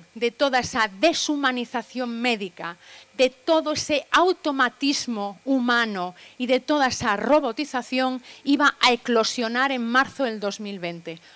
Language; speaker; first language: Spanish; native; Spanish